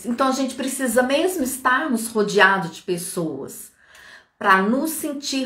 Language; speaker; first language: Portuguese; native; Portuguese